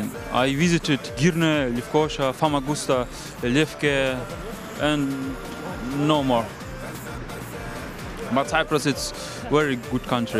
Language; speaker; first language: English; non-native, learner; Kyrgyz